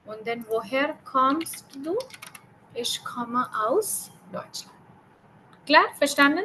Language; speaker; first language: German; non-native, learner; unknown